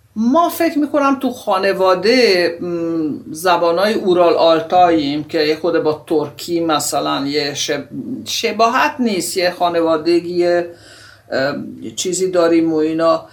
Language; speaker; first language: Persian; non-native, fluent; Hungarian